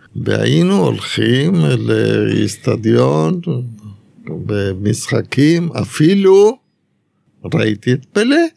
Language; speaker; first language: Hebrew; non-native, fluent; Spanish